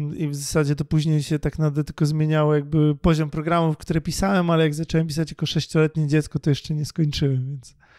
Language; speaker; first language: Polish; native; Polish